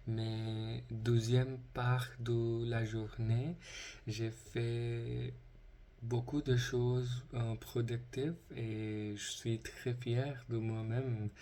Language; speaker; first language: French; non-native, learner; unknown